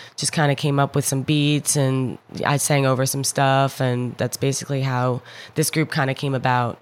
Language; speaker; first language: English; native; English